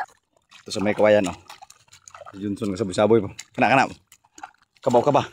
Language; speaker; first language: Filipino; non-native, local second language; Cebuano